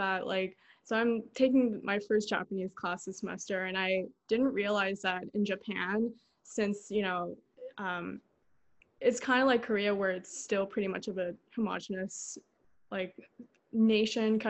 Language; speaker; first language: English; early bilingual, other home language; Korean